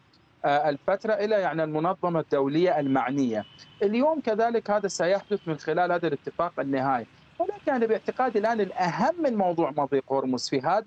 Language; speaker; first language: Arabic; non-native, fluent; Persian